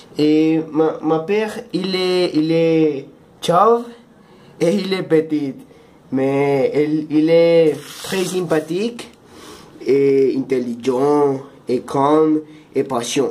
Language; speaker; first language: French; non-native, learner; Spanish